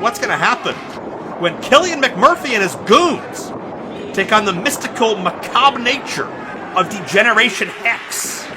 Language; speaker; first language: English; native; English